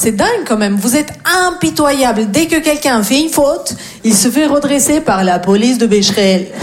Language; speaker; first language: French; non-native, fluent; Russian